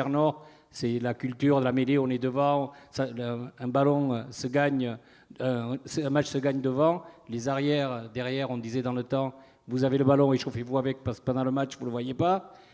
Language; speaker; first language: French; native; French